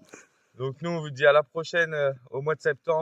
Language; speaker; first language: French; native; French